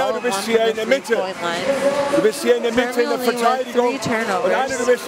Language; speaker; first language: German; native; German